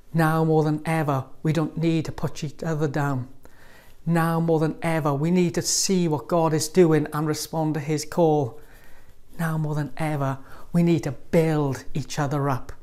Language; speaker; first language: English; native; English